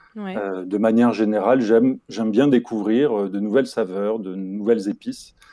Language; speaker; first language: French; native; French